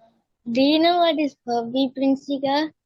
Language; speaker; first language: English; non-native, learner; Tamil